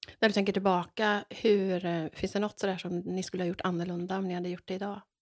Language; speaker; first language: Swedish; native; Swedish